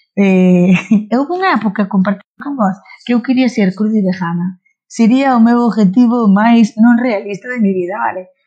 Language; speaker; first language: Galician; non-native, local second language; Spanish